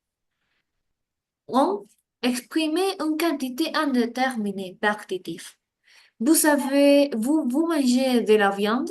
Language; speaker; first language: French; non-native, learner; Spanish